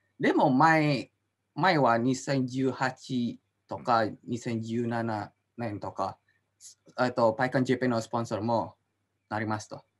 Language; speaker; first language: Japanese; non-native, learner; Indonesian